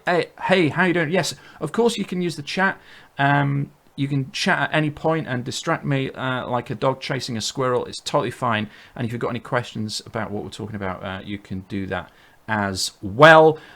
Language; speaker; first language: English; native; English